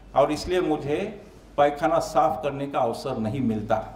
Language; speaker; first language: Hindi; non-native, local second language; Marathi